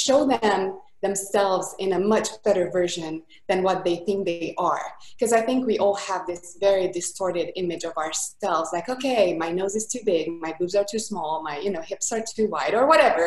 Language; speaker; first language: English; non-native, fluent; Hungarian